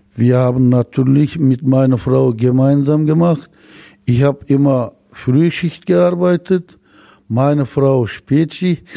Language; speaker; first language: German; non-native, learner; Turkish